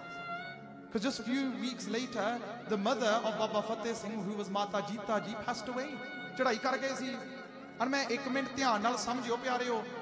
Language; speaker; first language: English; early bilingual, other home language; Punjabi